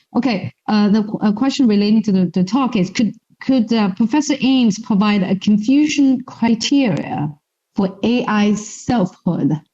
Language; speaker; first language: English; non-native, fluent; Chinese